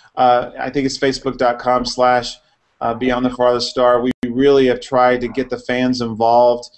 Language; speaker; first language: English; native; English